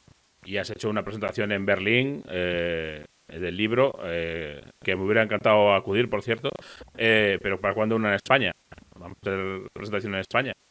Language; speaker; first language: Spanish; native; Spanish